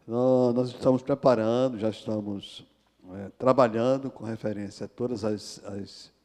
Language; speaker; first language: Portuguese; native; Portuguese